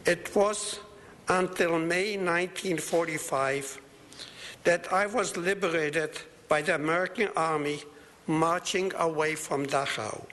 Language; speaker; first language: English; non-native, fluent; Polish